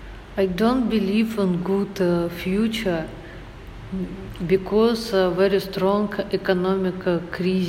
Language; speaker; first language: English; non-native, learner; Russian